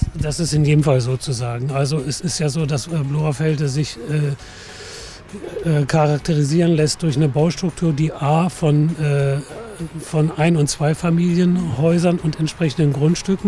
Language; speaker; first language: German; native; German